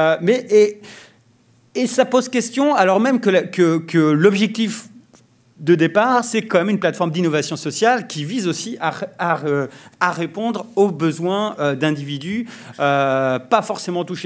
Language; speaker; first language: French; native; French